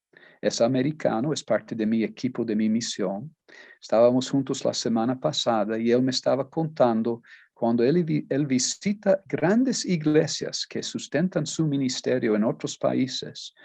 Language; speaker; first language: Spanish; non-native, fluent; Portuguese